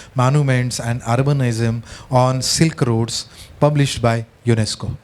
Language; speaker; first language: English; non-native, local second language; Marathi